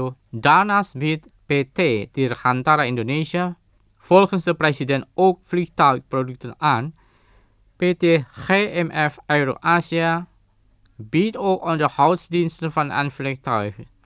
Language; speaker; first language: Dutch; non-native, fluent; Indonesian